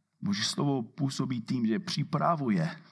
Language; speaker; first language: Czech; non-native, fluent; English